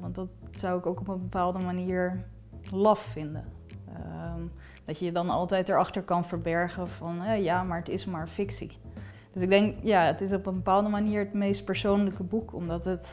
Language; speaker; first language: Dutch; native; Dutch